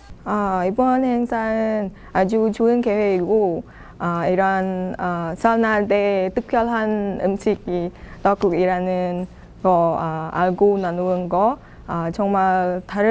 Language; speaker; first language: Korean; non-native, learner; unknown